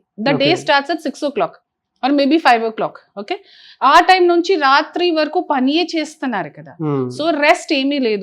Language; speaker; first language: Telugu; non-native, local second language; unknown